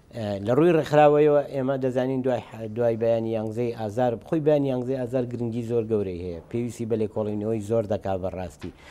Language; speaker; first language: Central Kurdish; native; Central Kurdish